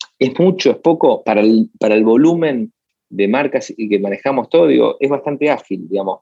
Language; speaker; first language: Spanish; native; Spanish